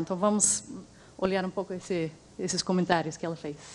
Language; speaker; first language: Portuguese; non-native, fluent; English